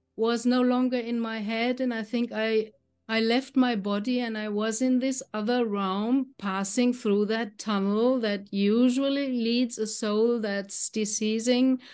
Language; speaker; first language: English; non-native, fluent; German